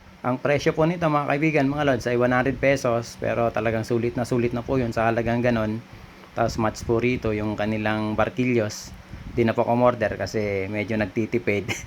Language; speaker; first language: Filipino; non-native, local second language; Bikol